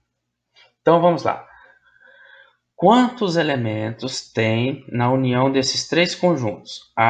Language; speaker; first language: Portuguese; native; Portuguese